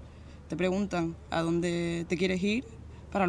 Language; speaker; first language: Spanish; native; Spanish